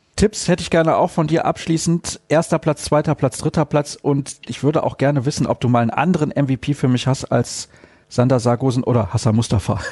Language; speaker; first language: German; native; German